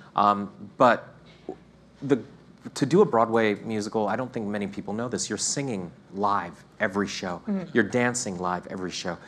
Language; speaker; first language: English; native; English